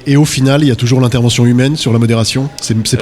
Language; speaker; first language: French; native; French